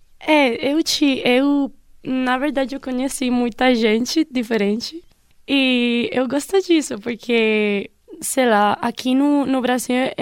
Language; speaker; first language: Portuguese; non-native, fluent; Spanish